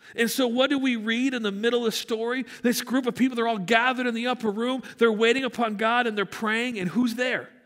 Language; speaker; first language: English; native; English